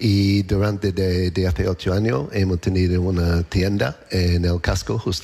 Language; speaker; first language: Spanish; non-native, learner; English